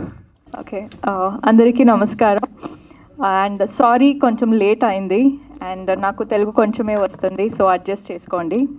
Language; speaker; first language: Telugu; non-native, learner; Kannada